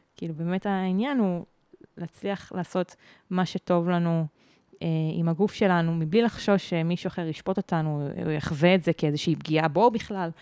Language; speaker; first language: Hebrew; native; Hebrew